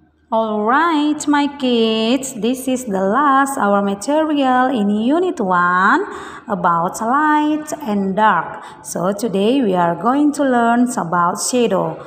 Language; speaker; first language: English; non-native, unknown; Indonesian